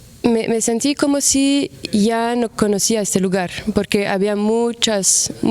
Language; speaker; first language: Spanish; non-native, fluent; Arabic